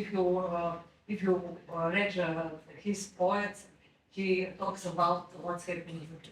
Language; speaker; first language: English; non-native, learner; French